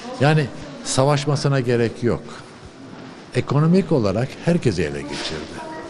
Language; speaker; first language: Turkish; early bilingual, other home language; Uyghur